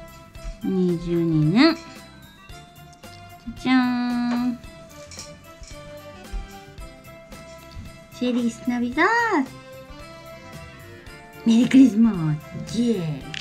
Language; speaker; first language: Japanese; non-native, fluent; Spanish